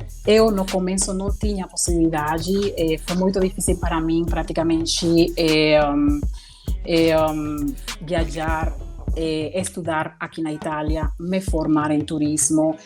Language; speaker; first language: Portuguese; non-native, fluent; Spanish